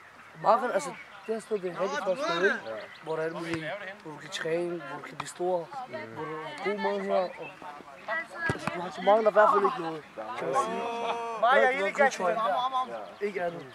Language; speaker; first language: Danish; early bilingual, other home language; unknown